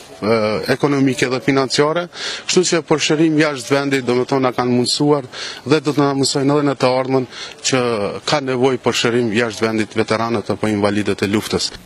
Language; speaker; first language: Albanian; native; Albanian